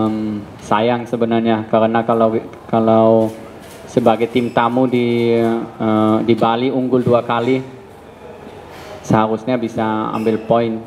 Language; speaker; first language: Indonesian; early bilingual, heritage; Indonesian